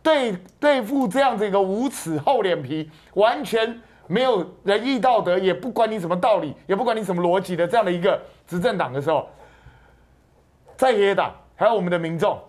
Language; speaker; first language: Chinese; native; Chinese